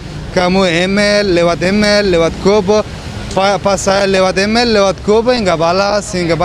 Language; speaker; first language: Indonesian; non-native, fluent; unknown